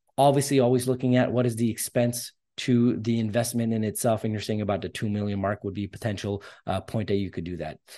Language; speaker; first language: English; early bilingual, other home language; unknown